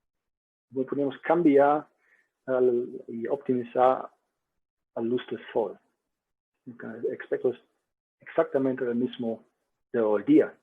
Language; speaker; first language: Spanish; non-native, learner; German